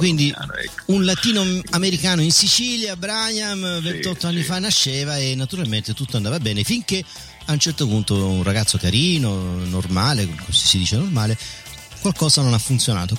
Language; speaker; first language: Italian; native; Italian